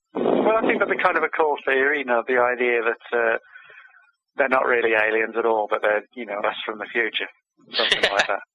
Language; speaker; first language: English; native; English